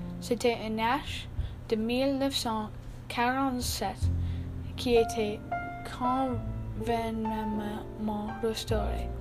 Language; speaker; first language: French; non-native, learner; English